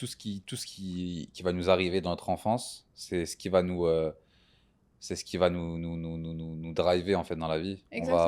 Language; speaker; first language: French; native; French